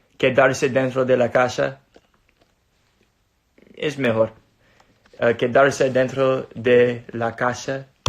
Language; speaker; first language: Spanish; non-native, learner; English